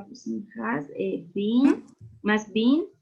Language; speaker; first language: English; non-native, learner; Spanish